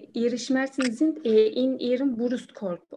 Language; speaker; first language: German; non-native, learner; Turkish